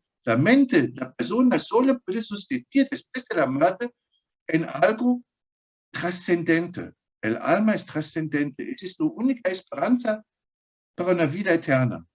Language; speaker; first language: Spanish; non-native, fluent; German